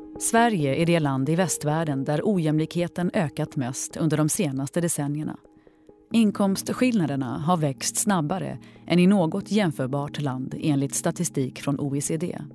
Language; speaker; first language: Swedish; native; Swedish